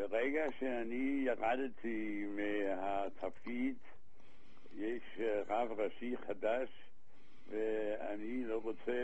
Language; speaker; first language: Hebrew; non-native, fluent; Danish